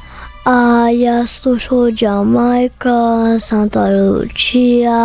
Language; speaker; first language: Russian; early bilingual, heritage; English